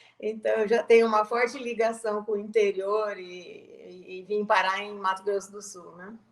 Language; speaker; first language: Portuguese; native; Portuguese